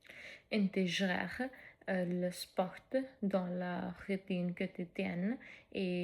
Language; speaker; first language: French; non-native, fluent; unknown